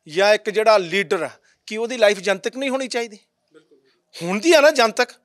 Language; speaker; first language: Punjabi; native; Punjabi